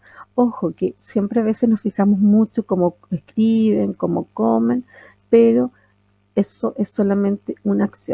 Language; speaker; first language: Spanish; native; Spanish